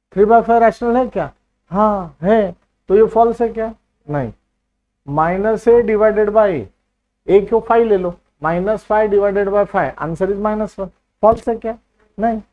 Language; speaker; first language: Hindi; non-native, local second language; Marathi